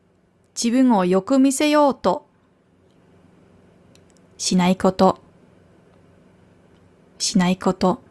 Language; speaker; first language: Japanese; non-native, fluent; German